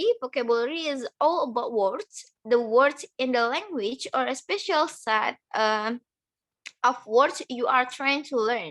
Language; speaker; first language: English; non-native, learner; Indonesian